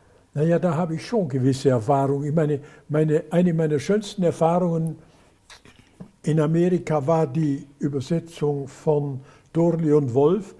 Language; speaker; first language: German; native; German